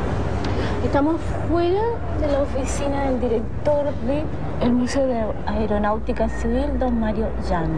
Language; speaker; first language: Spanish; native; Spanish